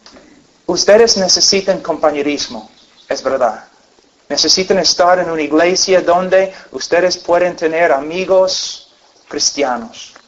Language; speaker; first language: Spanish; non-native, fluent; English